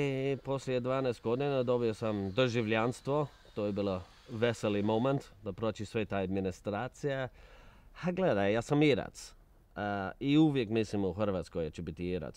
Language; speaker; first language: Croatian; non-native, learner; English